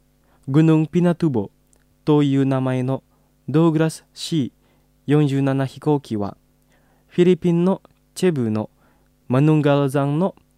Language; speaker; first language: Japanese; non-native, fluent; Indonesian